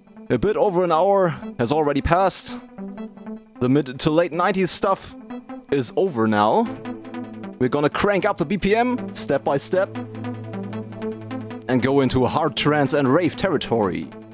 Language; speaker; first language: English; non-native, fluent; German